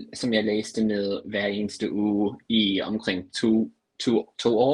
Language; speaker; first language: Danish; non-native, fluent; English